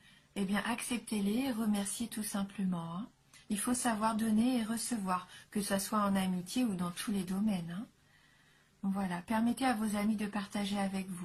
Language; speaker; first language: French; native; French